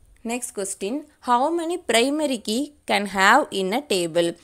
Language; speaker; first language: English; non-native, local second language; Tamil